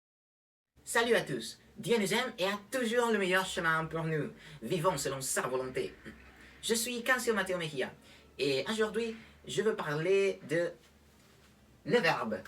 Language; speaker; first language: French; non-native, fluent; Spanish